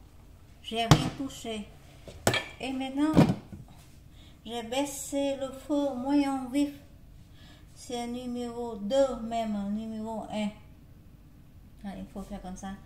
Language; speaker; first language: French; non-native, learner; Vietnamese